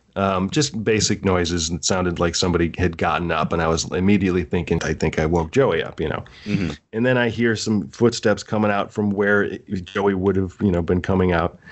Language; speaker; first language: English; native; English